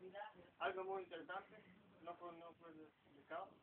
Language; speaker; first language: Spanish; non-native, learner; Hebrew